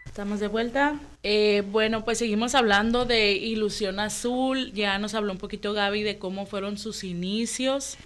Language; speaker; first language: Spanish; native; Spanish